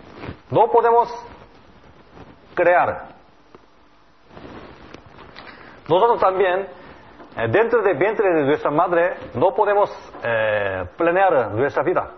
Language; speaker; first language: Spanish; non-native, learner; Korean